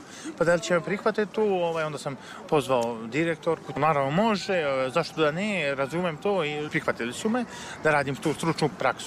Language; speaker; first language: Serbian; native; Serbian